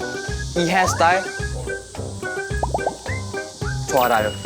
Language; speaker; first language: Korean; non-native, learner; Japanese